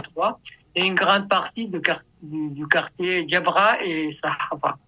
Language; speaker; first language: French; non-native, fluent; Arabic